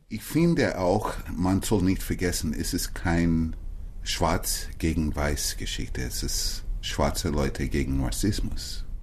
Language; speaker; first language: German; non-native, fluent; English